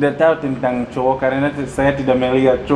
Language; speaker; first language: Indonesian; non-native, fluent; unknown